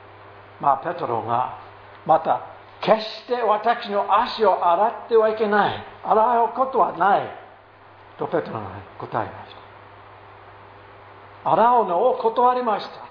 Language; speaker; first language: Japanese; non-native, fluent; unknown